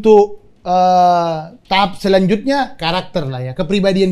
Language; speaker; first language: Indonesian; native; Indonesian